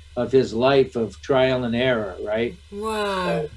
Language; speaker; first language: English; native; English